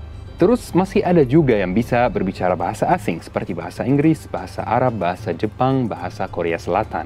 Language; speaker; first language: Indonesian; non-native, fluent; Arabic